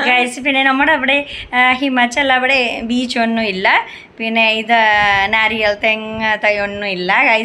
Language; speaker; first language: Malayalam; non-native, learner; Hindi